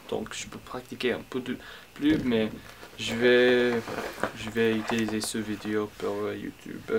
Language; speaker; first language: French; non-native, learner; English